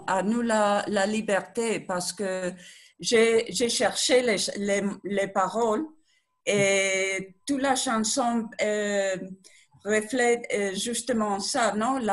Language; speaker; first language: French; non-native, learner; Spanish